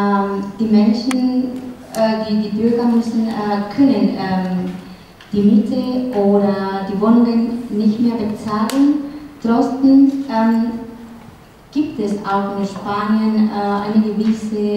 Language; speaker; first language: German; non-native, fluent; Spanish